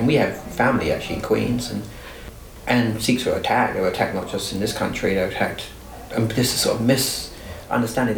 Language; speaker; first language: English; native; English